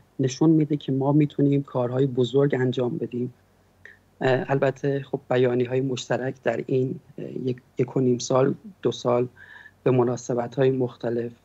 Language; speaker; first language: Persian; native; Persian